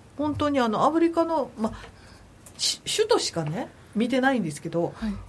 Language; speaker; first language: Japanese; native; Japanese